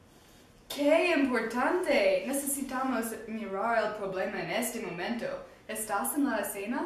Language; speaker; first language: Spanish; non-native, learner; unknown